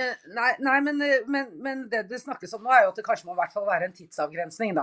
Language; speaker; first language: Swedish; native; Swedish